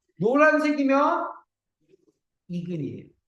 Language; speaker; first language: Korean; native; Korean